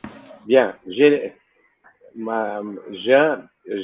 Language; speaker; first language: French; non-native, fluent; Portuguese